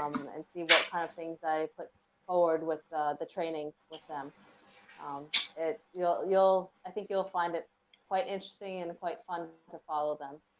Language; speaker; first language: English; early bilingual, other home language; Thai